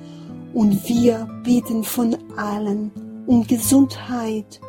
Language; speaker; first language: German; non-native, fluent; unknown